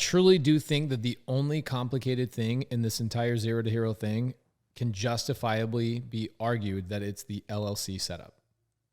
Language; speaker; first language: English; native; English